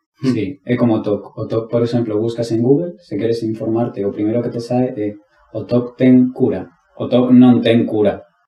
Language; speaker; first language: Galician; non-native, local second language; Spanish